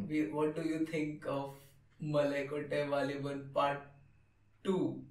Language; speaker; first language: English; non-native, local second language; Telugu